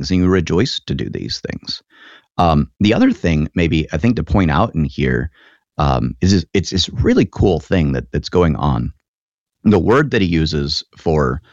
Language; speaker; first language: English; native; English